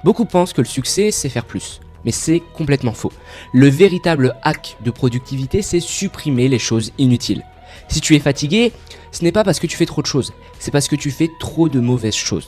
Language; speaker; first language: French; native; French